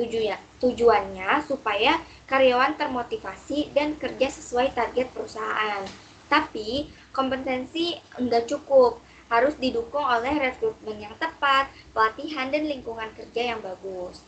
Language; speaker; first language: Indonesian; native; Indonesian